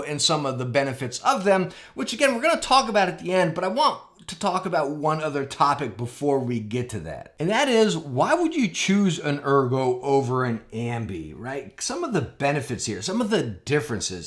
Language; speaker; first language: English; native; English